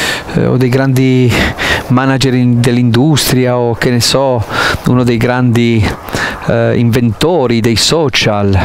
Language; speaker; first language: Italian; native; Italian